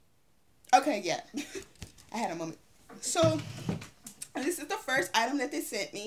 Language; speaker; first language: English; native; English